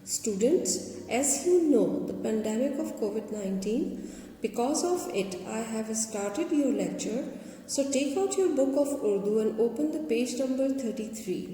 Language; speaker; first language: English; non-native, local second language; Urdu